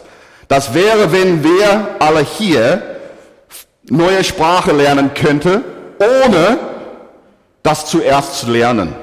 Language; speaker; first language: German; non-native, fluent; English